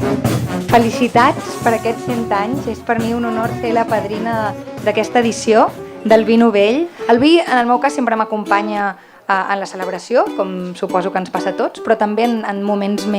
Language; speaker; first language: Catalan; native; Catalan